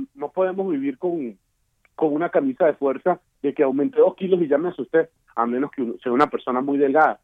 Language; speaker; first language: Spanish; native; Spanish